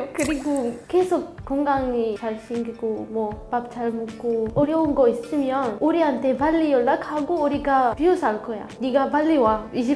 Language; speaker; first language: Korean; non-native, fluent; Arabic